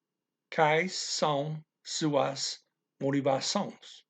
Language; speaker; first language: Portuguese; non-native, learner; English